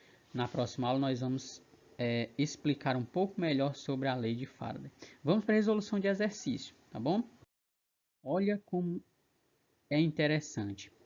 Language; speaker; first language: Portuguese; native; Portuguese